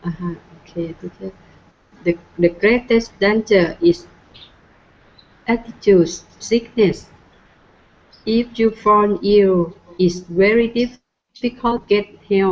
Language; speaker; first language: English; non-native, learner; Thai